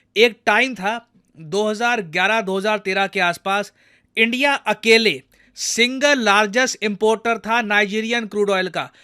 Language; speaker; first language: Hindi; native; Hindi